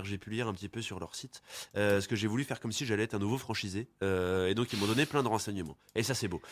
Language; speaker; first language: French; native; French